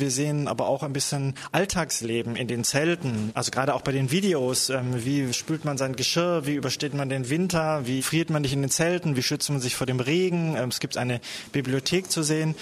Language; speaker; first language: German; native; German